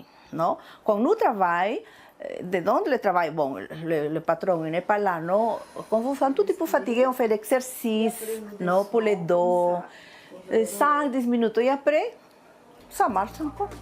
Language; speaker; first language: French; non-native, learner; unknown